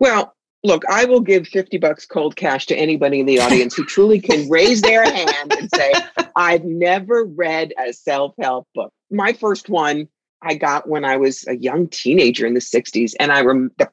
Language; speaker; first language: English; native; English